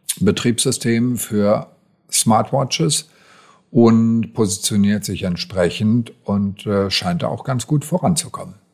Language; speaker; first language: German; native; German